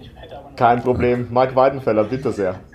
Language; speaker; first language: German; native; German